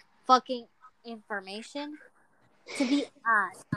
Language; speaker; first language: English; non-native, fluent; Spanish